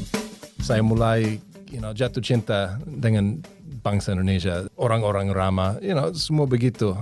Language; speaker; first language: Indonesian; non-native, learner; English